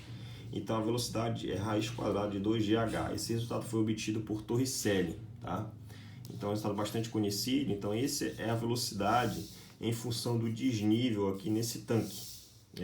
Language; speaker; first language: Portuguese; native; Portuguese